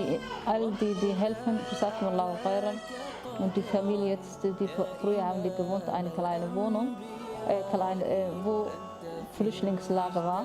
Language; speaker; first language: German; non-native, learner; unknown